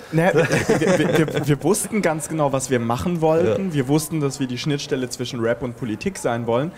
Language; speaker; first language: German; early bilingual, other home language; Russian